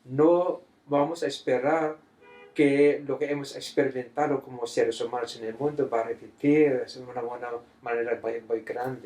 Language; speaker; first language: Spanish; non-native, fluent; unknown